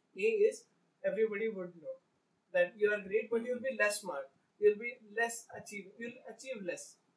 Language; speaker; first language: English; non-native, local second language; Marathi